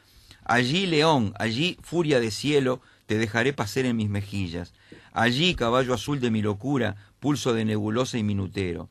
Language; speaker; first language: Spanish; native; Spanish